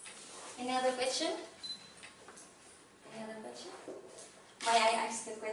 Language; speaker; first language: English; non-native, learner; Indonesian